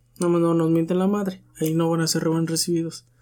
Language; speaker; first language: Spanish; native; Spanish